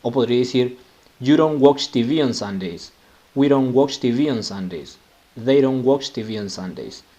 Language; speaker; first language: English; non-native, fluent; Spanish